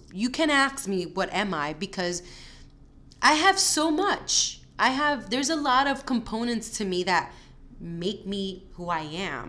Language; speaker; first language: English; native; English